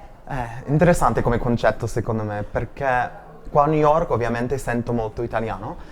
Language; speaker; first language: Italian; non-native, fluent; English